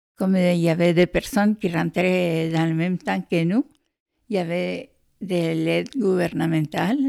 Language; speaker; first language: French; non-native, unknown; Spanish